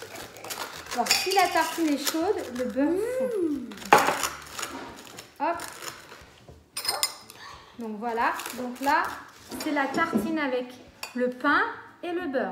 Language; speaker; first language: French; native; French